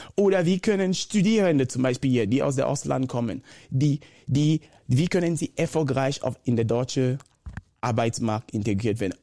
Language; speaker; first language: German; non-native, fluent; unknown